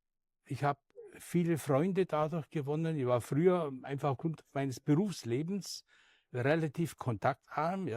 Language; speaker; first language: German; native; German